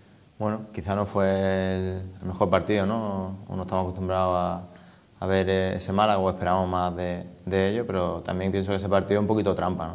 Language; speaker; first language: Spanish; native; Spanish